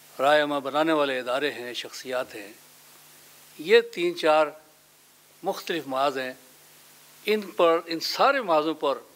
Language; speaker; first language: Urdu; non-native, local second language; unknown